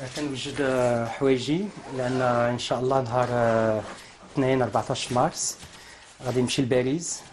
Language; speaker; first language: Arabic; native; Arabic